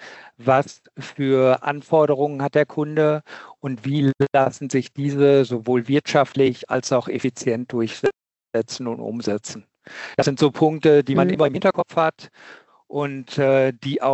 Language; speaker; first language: German; native; German